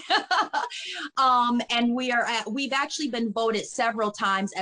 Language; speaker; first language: English; native; English